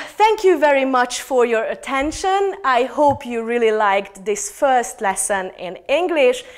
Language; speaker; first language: English; non-native, fluent; Hungarian